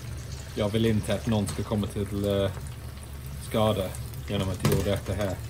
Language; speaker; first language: Swedish; non-native, fluent; English